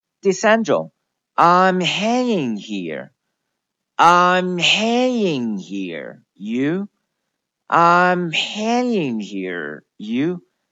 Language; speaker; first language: English; non-native, learner; Chinese